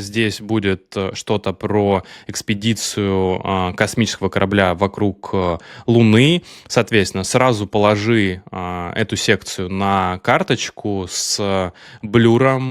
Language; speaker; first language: Russian; native; Russian